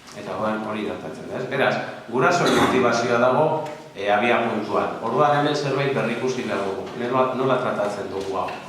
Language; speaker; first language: Basque; non-native, local second language; Spanish